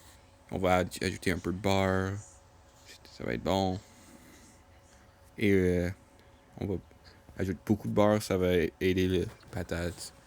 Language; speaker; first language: French; non-native, local second language; English